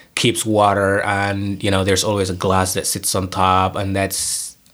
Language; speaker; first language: English; non-native, fluent; Somali